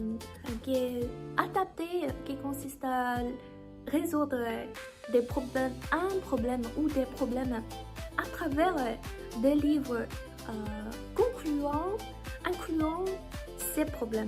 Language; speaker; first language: French; non-native, learner; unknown